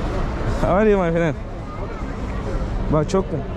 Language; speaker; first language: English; non-native, learner; Turkish